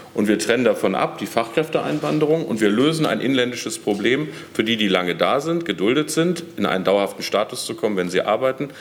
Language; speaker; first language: German; native; German